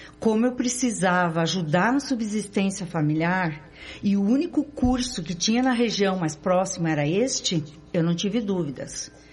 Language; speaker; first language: Portuguese; native; Portuguese